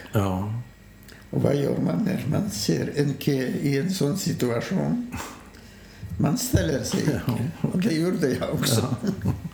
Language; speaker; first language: Swedish; non-native, fluent; Polish